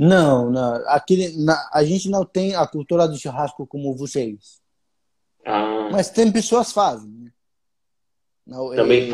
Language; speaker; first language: Portuguese; non-native, fluent; Arabic